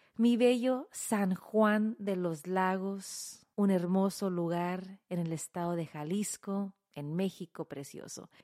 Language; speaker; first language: Spanish; early bilingual, heritage; Spanish